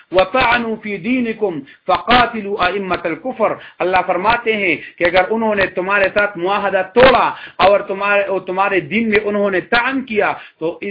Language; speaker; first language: Urdu; non-native, local second language; Pashto